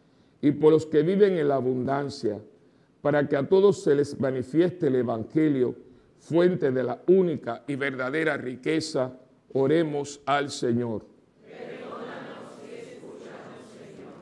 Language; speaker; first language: Spanish; native; Spanish